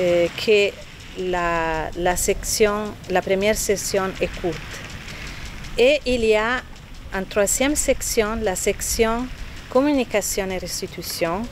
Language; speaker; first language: French; non-native, fluent; Italian